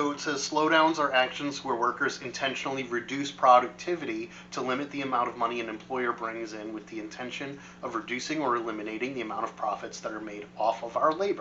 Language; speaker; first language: English; native; English